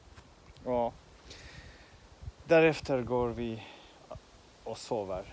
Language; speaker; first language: Swedish; non-native, learner; Finnish